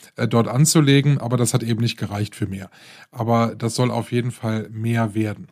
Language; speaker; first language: German; native; German